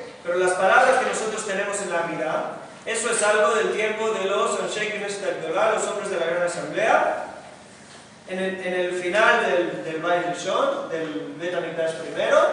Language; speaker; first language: Spanish; non-native, fluent; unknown